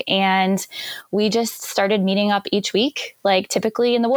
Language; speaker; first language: English; native; English